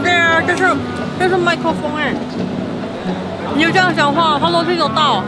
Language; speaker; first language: Chinese; non-native, fluent; Korean